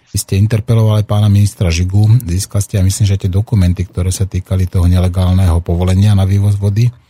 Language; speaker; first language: Slovak; native; Slovak